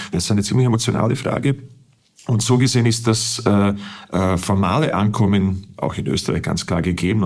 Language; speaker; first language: German; non-native, fluent; Bosnian